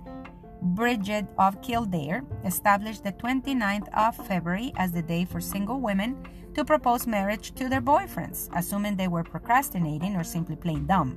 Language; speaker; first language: English; non-native, fluent; Spanish